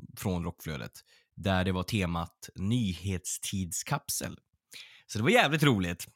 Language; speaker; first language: Swedish; native; Swedish